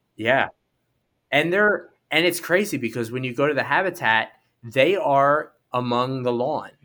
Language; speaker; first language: English; native; English